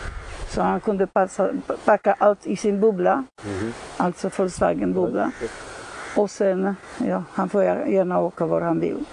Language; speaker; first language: Swedish; non-native, fluent; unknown